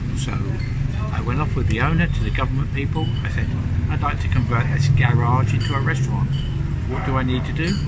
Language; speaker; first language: English; native; English